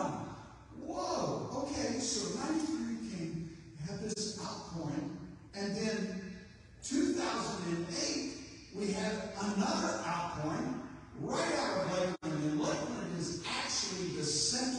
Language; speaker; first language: English; native; English